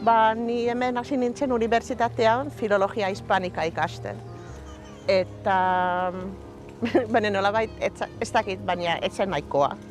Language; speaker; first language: Basque; non-native, fluent; Finnish